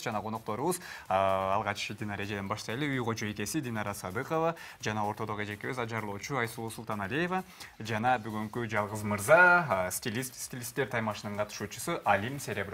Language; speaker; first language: Kyrgyz; native; Kyrgyz